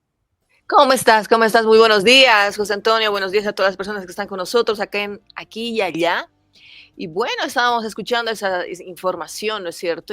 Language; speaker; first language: Spanish; native; Spanish